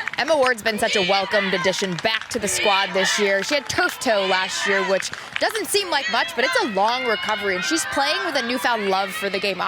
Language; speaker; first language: English; native; English